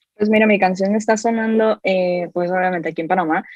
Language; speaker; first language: Spanish; native; Spanish